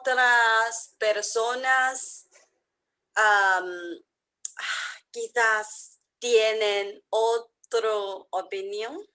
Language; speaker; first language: Spanish; non-native, learner; English